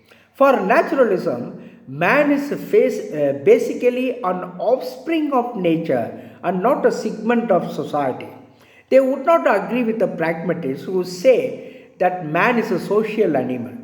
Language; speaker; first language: English; non-native, local second language; Tamil